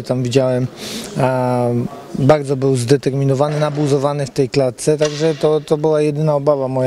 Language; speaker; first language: Polish; native; Polish